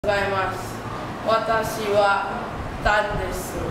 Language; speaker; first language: Japanese; non-native, learner; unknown